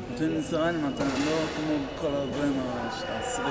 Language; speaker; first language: Hebrew; non-native, fluent; Yiddish